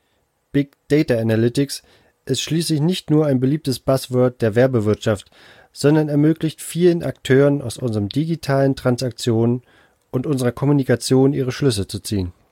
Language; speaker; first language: German; native; German